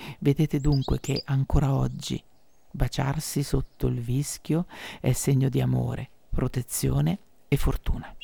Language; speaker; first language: Italian; native; Italian